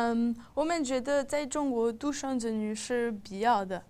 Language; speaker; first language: Chinese; non-native, learner; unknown